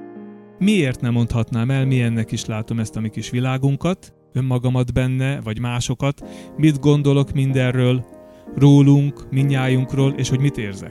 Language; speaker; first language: Hungarian; native; Hungarian